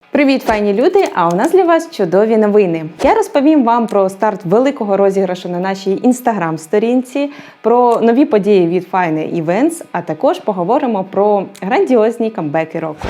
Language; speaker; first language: Ukrainian; native; Ukrainian